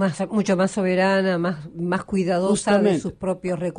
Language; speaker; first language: Spanish; native; Spanish